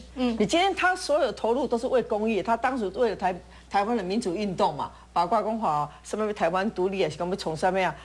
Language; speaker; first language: Chinese; native; Chinese